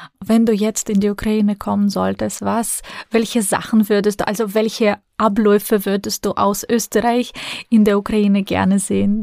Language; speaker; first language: German; non-native, fluent; Russian